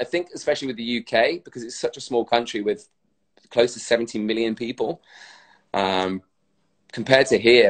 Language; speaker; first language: English; native; English